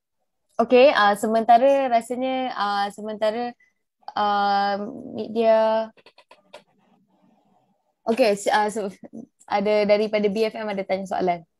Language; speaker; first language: Malay; native; Malay